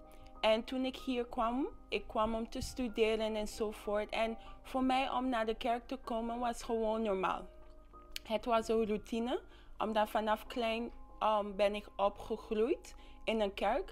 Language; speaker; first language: Dutch; non-native, local second language; English